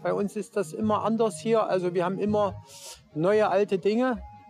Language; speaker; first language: German; native; German